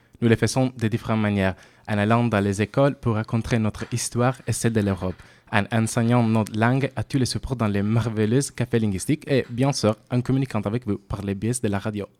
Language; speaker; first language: French; non-native, fluent; Italian